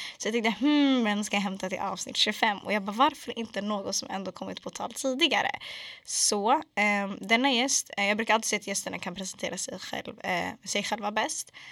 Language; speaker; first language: Swedish; early bilingual, other home language; Arabic